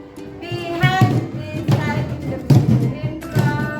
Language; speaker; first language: English; non-native, learner; Indonesian